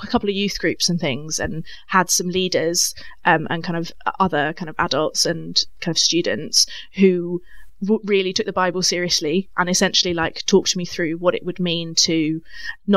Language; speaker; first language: English; native; English